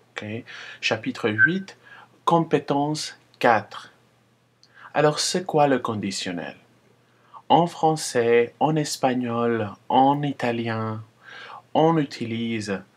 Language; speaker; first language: French; non-native, fluent; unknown